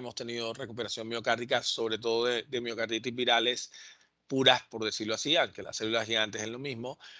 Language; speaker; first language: Spanish; native; Spanish